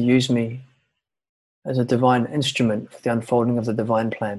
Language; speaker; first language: English; native; English